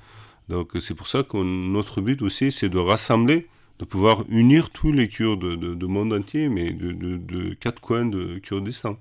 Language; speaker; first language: French; non-native, fluent; Kurdish